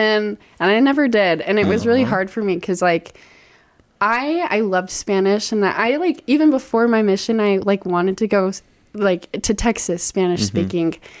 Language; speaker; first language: English; native; English